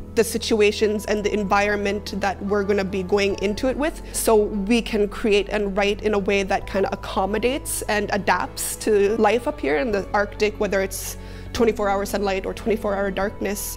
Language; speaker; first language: English; native; English